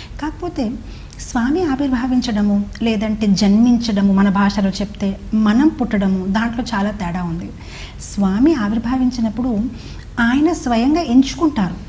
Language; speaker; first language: Telugu; non-native, fluent; Hindi